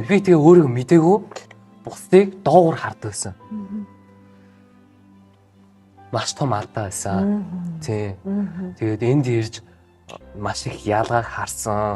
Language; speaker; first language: Mongolian; early bilingual, heritage; Mongolian